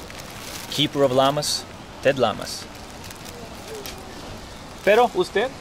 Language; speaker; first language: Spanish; non-native, learner; Norwegian